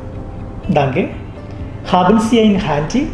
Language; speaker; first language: German; non-native, fluent; Malayalam